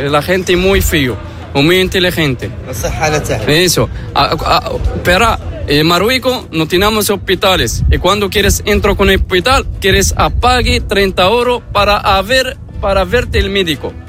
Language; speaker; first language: Spanish; non-native, learner; Arabic